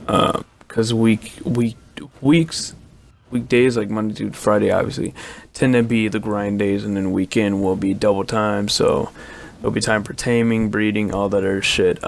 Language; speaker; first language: English; native; English